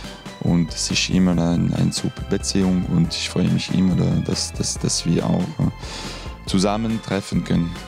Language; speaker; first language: German; non-native, local second language; French